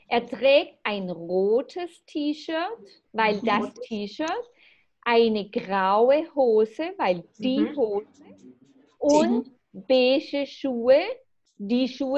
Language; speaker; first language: German; non-native, fluent; Spanish